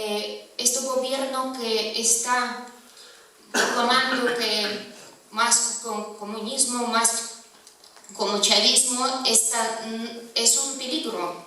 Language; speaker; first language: Spanish; non-native, fluent; Russian